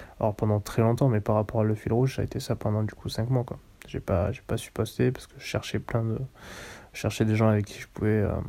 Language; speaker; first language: French; native; French